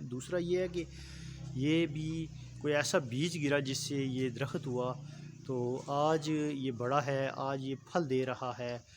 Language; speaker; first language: Urdu; non-native, local second language; Punjabi